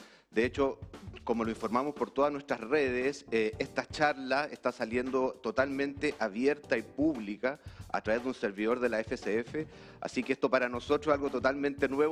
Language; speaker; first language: Spanish; native; Spanish